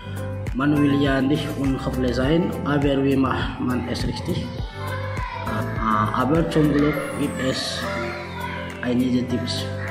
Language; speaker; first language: German; non-native, fluent; Indonesian